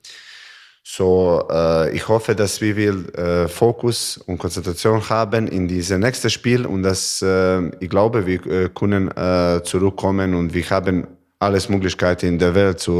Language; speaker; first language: German; non-native, learner; Serbian